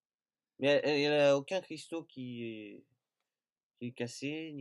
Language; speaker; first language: French; native; French